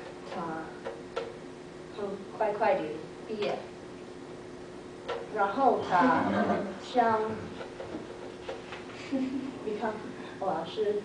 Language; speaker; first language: Chinese; non-native, learner; English